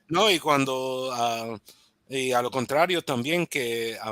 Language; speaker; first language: Spanish; early bilingual, heritage; Spanish